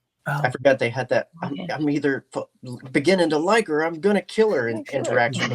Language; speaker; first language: English; native; English